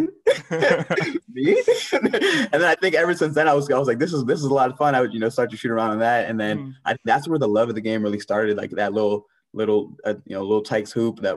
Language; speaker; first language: English; native; English